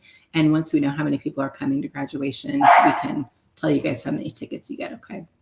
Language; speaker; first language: English; native; English